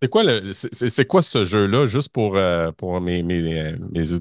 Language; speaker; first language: French; native; French